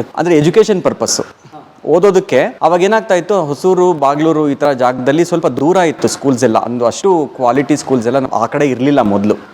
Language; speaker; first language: Kannada; non-native, local second language; Telugu